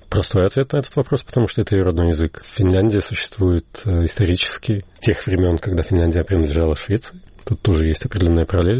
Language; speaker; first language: Russian; native; Russian